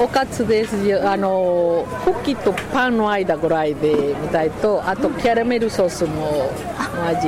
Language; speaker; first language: Japanese; non-native, learner; Spanish